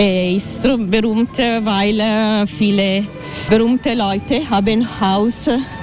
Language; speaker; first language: German; non-native, learner; Italian